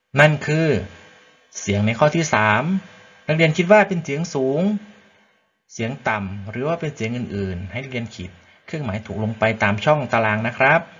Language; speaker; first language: Thai; native; Thai